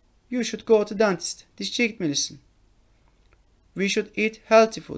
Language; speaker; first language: English; non-native, fluent; Turkish